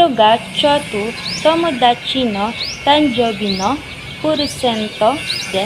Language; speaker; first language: Japanese; non-native, learner; Filipino